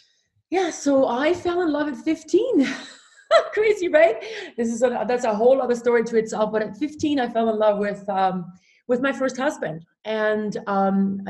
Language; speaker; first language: English; non-native, fluent; German